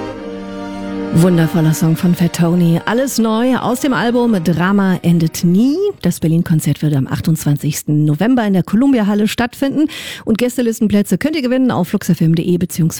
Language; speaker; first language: German; native; German